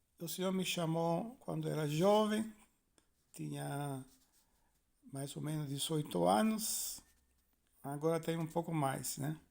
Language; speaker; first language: Portuguese; non-native, fluent; Italian